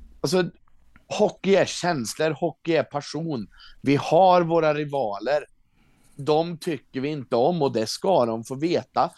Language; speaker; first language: Swedish; native; Swedish